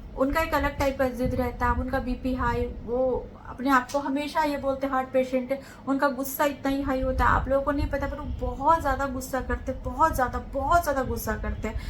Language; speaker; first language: Hindi; native; Hindi